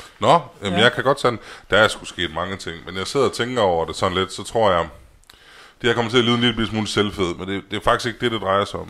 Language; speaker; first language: Danish; native; Danish